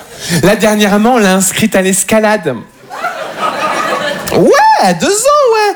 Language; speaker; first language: French; native; French